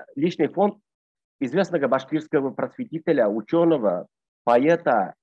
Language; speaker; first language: Russian; non-native, local second language; Bashkir